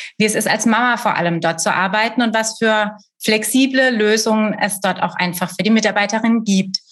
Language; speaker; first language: German; native; German